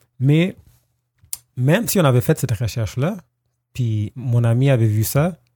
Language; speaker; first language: French; non-native, fluent; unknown